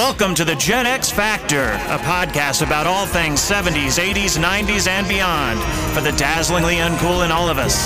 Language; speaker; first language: English; native; English